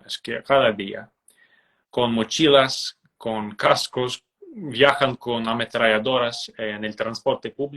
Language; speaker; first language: Spanish; non-native, fluent; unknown